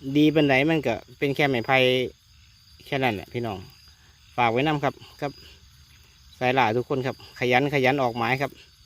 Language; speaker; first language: Thai; native; Thai